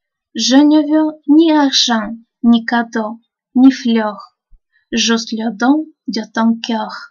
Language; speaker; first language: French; non-native, fluent; Russian